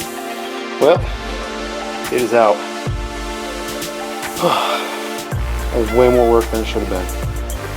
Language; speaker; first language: English; native; English